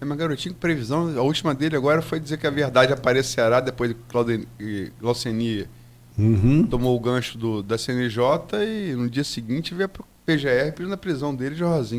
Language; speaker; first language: Portuguese; native; Portuguese